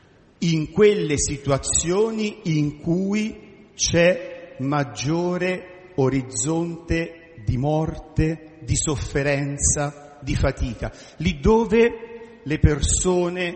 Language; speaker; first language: Italian; native; Italian